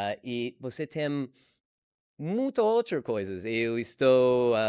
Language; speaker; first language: Portuguese; non-native, learner; English